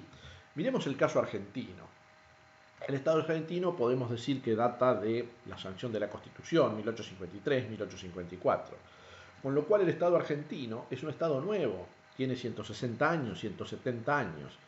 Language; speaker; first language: Spanish; native; Spanish